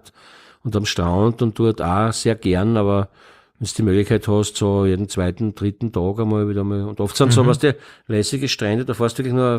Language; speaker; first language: German; native; German